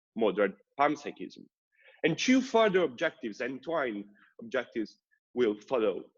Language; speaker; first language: English; non-native, fluent; Italian